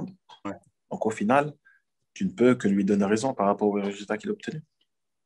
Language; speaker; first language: French; native; French